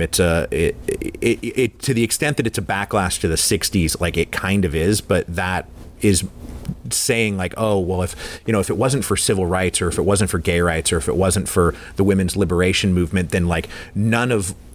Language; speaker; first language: English; native; English